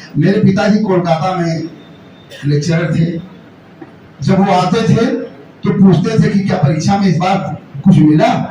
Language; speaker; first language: Hindi; native; Hindi